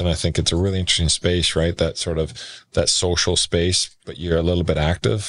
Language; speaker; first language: English; native; English